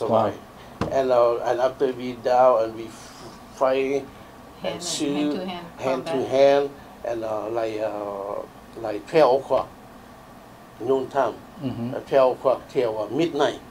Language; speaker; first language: English; non-native, learner; Lao